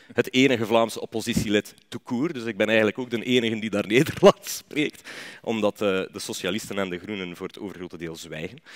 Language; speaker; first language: Dutch; native; Dutch